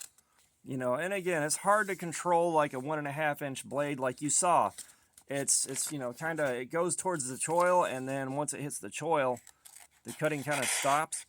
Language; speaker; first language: English; native; English